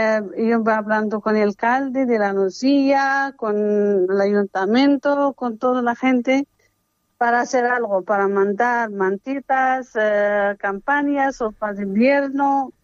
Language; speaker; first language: Spanish; non-native, learner; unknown